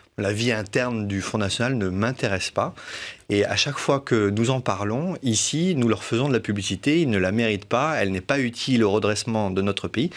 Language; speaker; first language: French; native; French